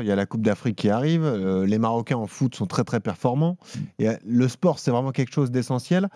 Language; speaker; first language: French; native; French